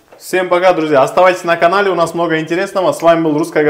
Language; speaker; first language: Russian; native; Russian